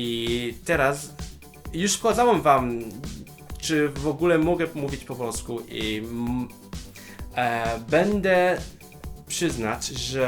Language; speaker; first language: Polish; non-native, fluent; Cantonese